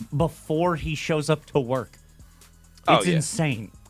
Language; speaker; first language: English; native; English